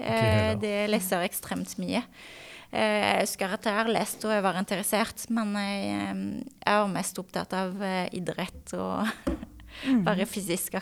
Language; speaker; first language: Norwegian; non-native, fluent; French